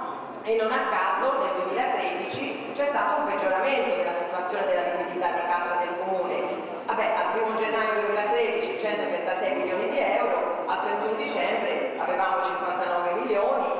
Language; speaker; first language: Italian; native; Italian